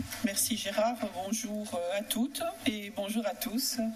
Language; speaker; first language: French; native; French